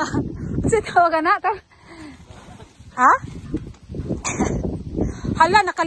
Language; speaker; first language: Filipino; non-native, local second language; Cebuano